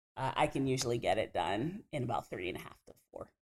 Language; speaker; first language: English; native; English